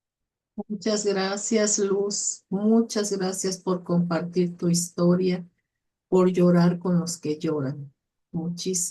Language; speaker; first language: Spanish; native; Spanish